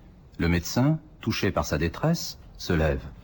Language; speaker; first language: French; native; French